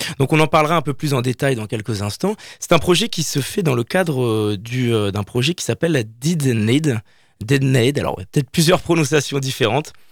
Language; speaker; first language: French; native; French